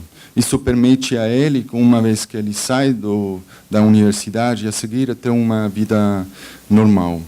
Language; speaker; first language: Portuguese; non-native, fluent; Spanish